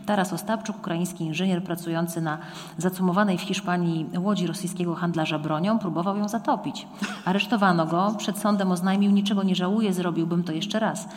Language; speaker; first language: Polish; native; Polish